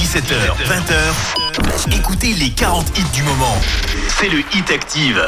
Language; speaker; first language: French; native; French